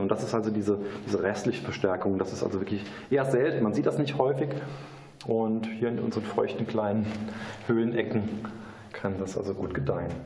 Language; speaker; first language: German; native; German